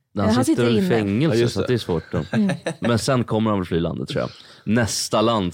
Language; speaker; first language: Swedish; native; Swedish